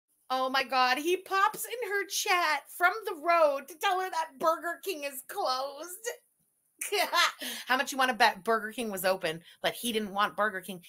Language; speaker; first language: English; early bilingual, other home language; French